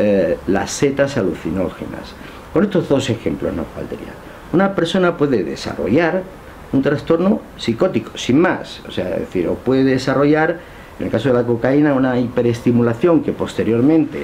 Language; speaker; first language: Spanish; native; Spanish